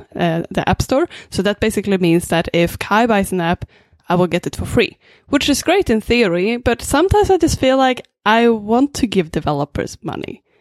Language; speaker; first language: English; non-native, fluent; Swedish